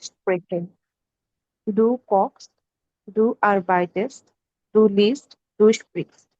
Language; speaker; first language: German; non-native, learner; Bangla